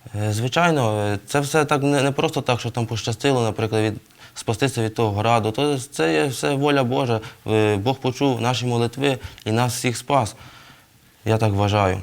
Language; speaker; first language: Ukrainian; native; Ukrainian